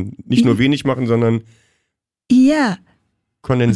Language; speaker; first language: German; native; German